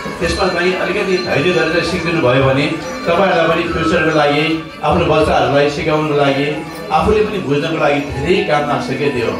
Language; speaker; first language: Nepali; non-native, local second language; Newari